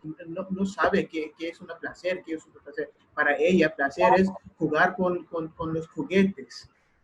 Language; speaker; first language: Spanish; non-native, learner; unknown